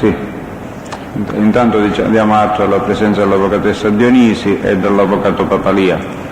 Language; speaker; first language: Italian; native; Italian